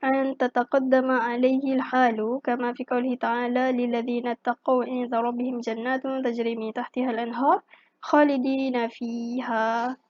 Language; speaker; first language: Arabic; non-native, fluent; Malay